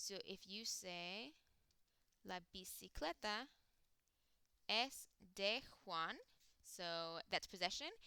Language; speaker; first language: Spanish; non-native, fluent; English